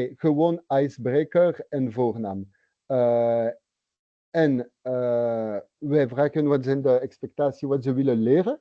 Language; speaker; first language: Dutch; non-native, local second language; French